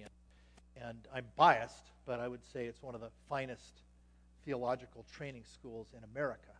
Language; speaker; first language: English; native; English